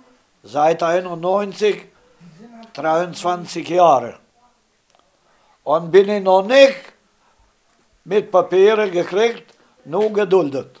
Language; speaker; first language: German; non-native, learner; Romany